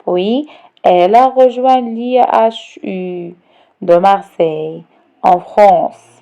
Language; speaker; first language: French; non-native, local second language; Arabic